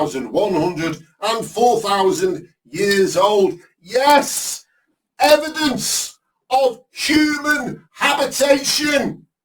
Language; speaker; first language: English; native; English